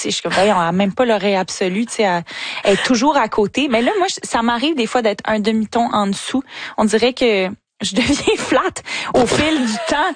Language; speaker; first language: French; native; French